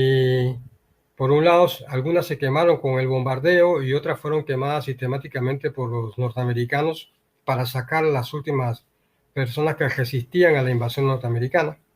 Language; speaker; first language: Spanish; native; Spanish